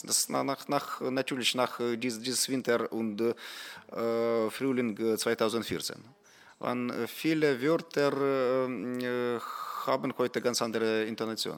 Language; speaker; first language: German; non-native, fluent; Ukrainian